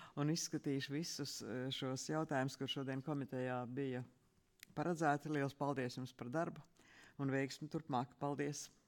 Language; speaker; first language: Latvian; native; Latvian